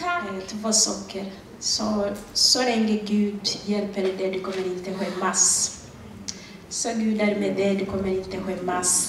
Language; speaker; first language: Swedish; non-native, learner; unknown